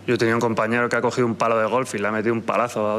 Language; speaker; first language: Spanish; native; Spanish